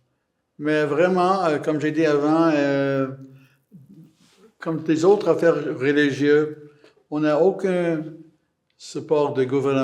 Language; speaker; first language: French; non-native, fluent; English